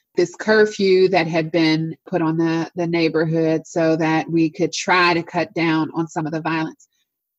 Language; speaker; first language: English; native; English